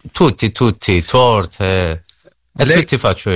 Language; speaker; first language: Italian; non-native, learner; Persian